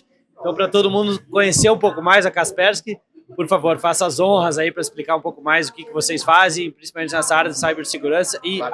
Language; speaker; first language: Portuguese; native; Portuguese